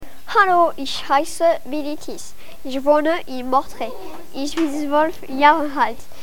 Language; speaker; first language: German; non-native, learner; French